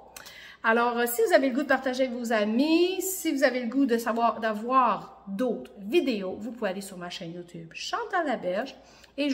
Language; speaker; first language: French; native; French